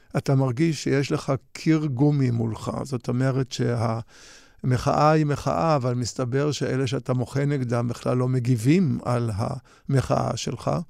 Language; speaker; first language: Hebrew; native; Hebrew